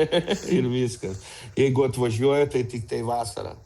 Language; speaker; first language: Lithuanian; non-native, local second language; Russian